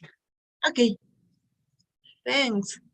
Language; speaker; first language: English; non-native, learner; Spanish